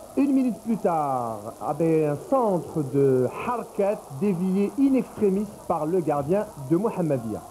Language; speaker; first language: French; non-native, local second language; Arabic